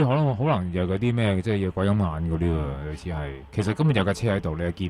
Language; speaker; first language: Cantonese; native; Cantonese